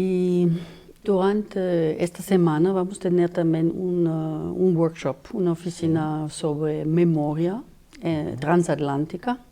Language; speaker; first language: Spanish; non-native, fluent; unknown